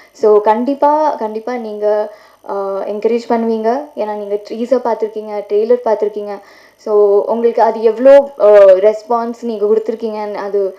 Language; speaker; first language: Tamil; non-native, fluent; Telugu